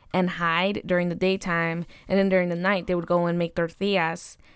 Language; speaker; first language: English; native; English